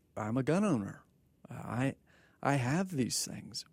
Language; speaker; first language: English; native; English